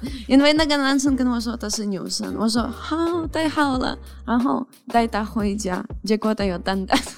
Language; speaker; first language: Chinese; non-native, fluent; Ukrainian